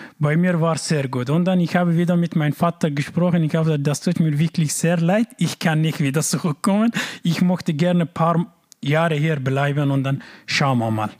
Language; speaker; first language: German; non-native, learner; Persian